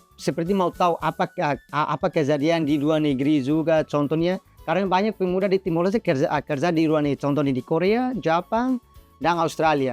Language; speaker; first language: Indonesian; non-native, fluent; Tetum